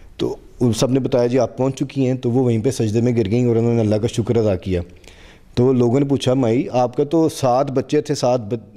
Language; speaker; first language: Urdu; non-native, local second language; Punjabi